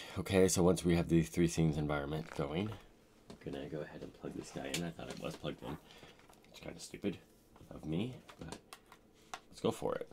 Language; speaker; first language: English; native; English